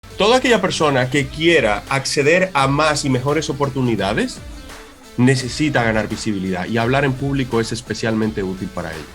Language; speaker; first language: Spanish; native; Spanish